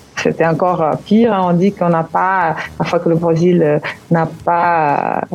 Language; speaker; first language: French; non-native, fluent; Portuguese